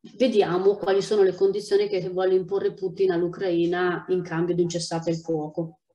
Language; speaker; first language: Italian; native; Italian